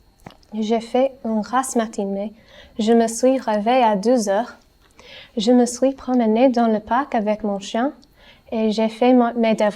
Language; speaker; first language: French; non-native, learner; English